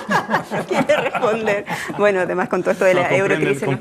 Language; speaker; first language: Spanish; native; Spanish